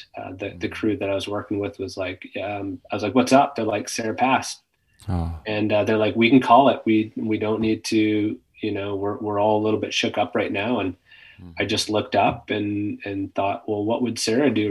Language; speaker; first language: English; native; English